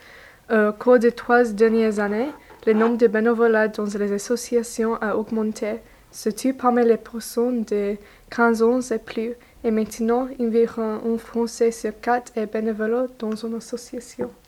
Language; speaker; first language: French; non-native, learner; English